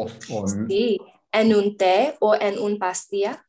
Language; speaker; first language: Spanish; non-native, learner; English